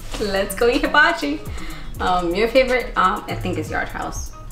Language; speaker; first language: English; early bilingual, other home language; Spanish